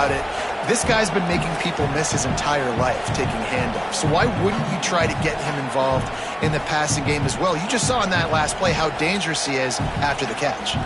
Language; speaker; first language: English; native; English